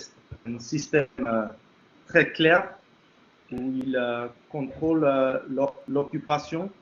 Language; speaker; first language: French; non-native, fluent; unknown